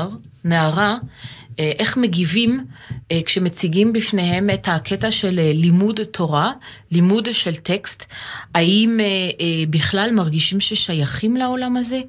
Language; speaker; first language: Hebrew; non-native, fluent; French